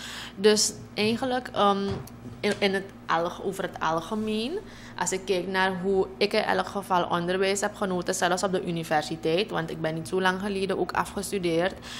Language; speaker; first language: Dutch; native; Dutch